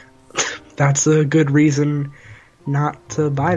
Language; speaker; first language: English; native; English